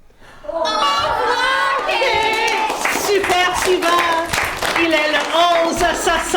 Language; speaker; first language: French; non-native, learner; English